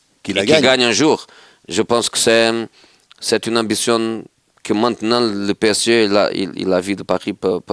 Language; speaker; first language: French; non-native, fluent; Portuguese